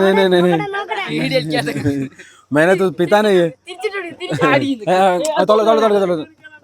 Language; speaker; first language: Hindi; non-native, learner; Malayalam